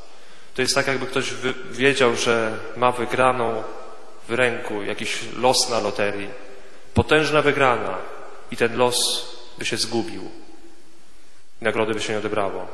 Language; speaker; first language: Polish; native; Polish